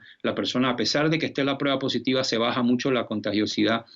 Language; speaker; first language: Spanish; native; Spanish